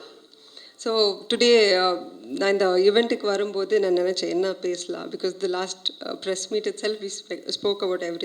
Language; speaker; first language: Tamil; non-native, learner; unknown